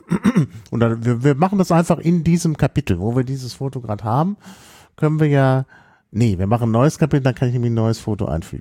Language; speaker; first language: German; native; German